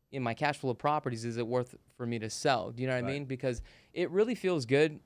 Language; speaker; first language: English; native; English